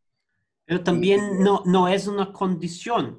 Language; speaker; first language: Spanish; non-native, learner; Portuguese